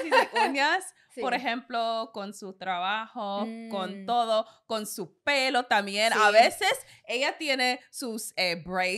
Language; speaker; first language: Spanish; non-native, learner; English